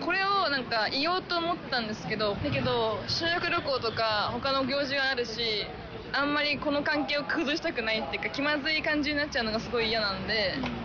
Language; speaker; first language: Japanese; native; Japanese